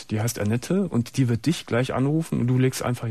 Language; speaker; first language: German; native; German